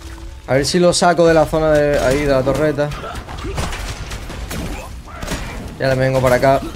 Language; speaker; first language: Spanish; native; Spanish